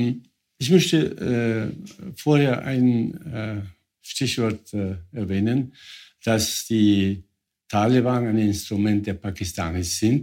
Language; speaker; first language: German; non-native, fluent; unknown